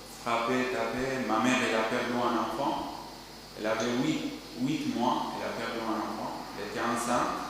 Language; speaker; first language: French; non-native, learner; Arabic